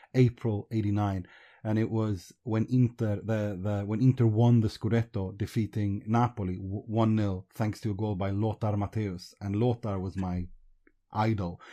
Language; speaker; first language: English; early bilingual, other home language; Persian